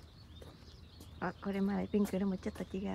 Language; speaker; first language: Japanese; non-native, learner; Vietnamese